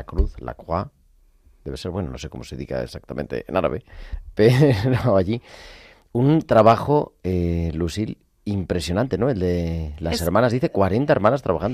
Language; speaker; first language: Spanish; native; Spanish